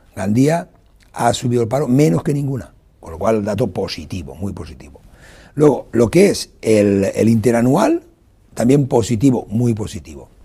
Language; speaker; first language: Spanish; non-native, local second language; Catalan